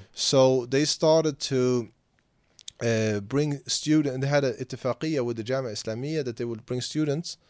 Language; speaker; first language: English; non-native, fluent; Swedish